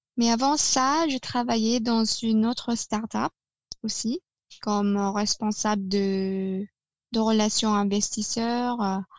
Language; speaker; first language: French; non-native, fluent; Filipino